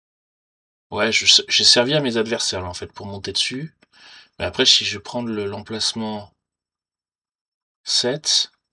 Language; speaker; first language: French; native; French